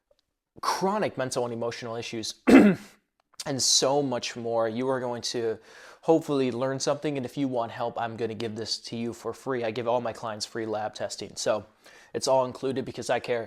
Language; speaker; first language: English; native; English